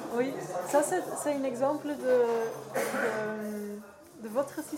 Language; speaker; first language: French; non-native, learner; Dutch